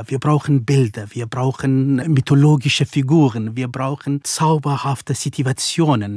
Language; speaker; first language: German; non-native, fluent; Kurdish